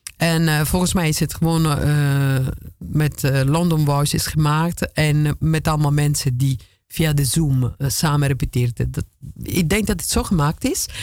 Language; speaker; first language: Dutch; non-native, fluent; Italian